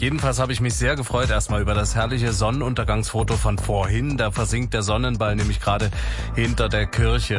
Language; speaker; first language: German; native; German